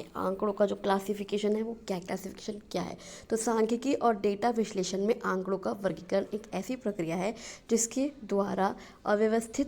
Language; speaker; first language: Hindi; native; Hindi